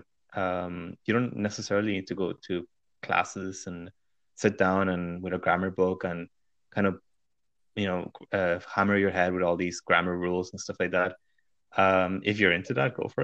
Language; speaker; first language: English; non-native, fluent; Spanish